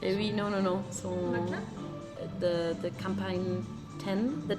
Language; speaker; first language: French; non-native, learner; Spanish